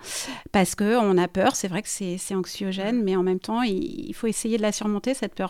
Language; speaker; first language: French; native; French